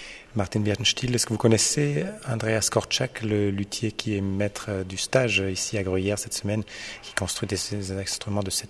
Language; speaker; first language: French; native; French